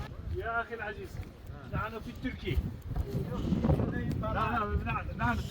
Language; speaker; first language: Arabic; non-native, learner; Turkish